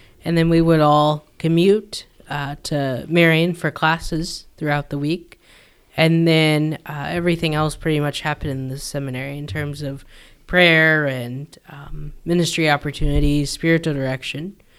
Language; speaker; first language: English; native; English